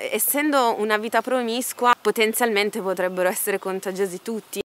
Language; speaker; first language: Italian; native; Italian